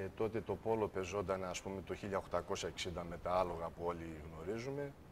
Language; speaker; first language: Greek; early bilingual, heritage; Greek